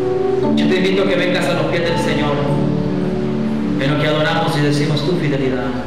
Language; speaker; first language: Spanish; native; Spanish